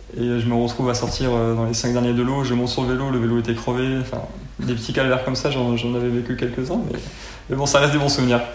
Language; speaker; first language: French; native; French